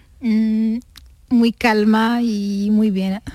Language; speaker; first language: Spanish; non-native, learner; Arabic